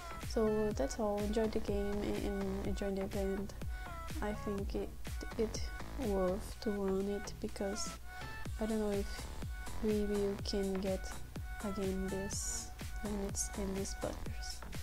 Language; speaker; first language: English; non-native, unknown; Portuguese